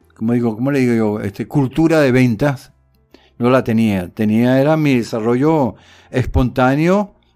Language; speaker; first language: Spanish; native; Spanish